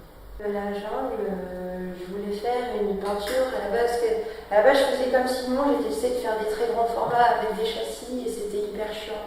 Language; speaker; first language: French; native; French